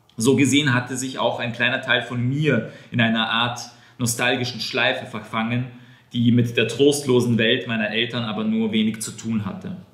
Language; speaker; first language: German; non-native, fluent; Serbian